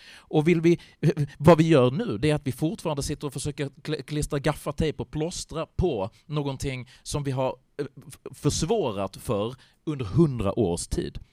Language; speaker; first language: Swedish; native; Swedish